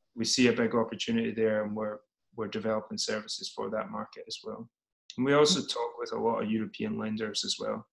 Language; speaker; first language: English; native; English